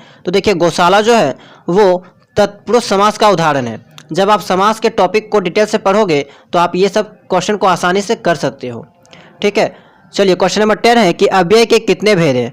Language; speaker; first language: Hindi; native; Hindi